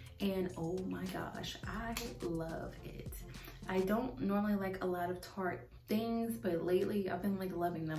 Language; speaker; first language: English; native; English